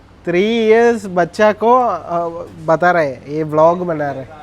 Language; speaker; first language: Hindi; non-native, learner; Malayalam